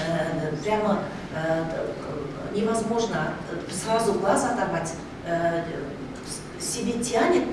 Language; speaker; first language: Russian; non-native, local second language; Kazakh